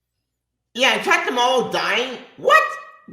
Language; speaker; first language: English; native; English